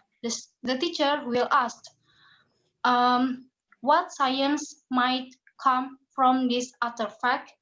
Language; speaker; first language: English; non-native, learner; Indonesian